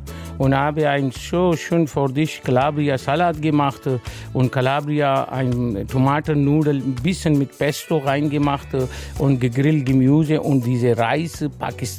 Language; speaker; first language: German; non-native, learner; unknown